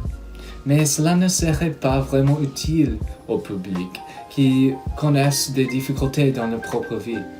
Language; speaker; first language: French; non-native, fluent; English